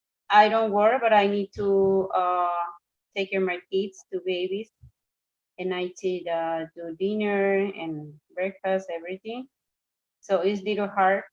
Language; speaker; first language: English; non-native, learner; Spanish